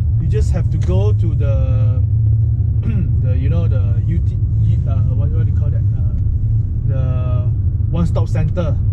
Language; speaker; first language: English; non-native, local second language; Min Nan Chinese